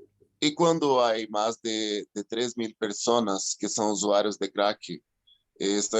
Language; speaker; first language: Spanish; non-native, fluent; Portuguese